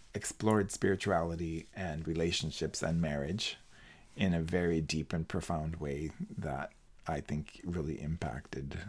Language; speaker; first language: English; non-native, fluent; Spanish